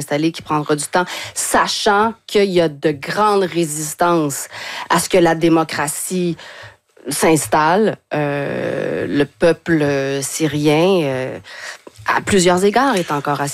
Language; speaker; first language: French; native; French